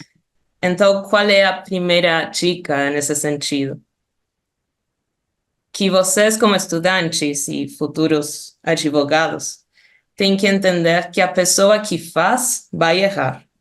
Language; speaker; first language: Portuguese; non-native, fluent; Spanish